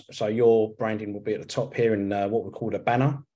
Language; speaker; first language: English; native; English